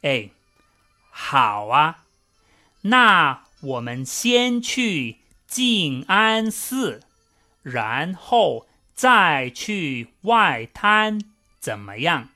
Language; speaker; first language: Chinese; non-native, fluent; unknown